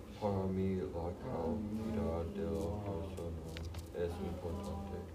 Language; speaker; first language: Spanish; non-native, learner; English